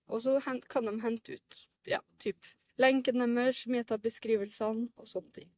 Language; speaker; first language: Norwegian; native; Norwegian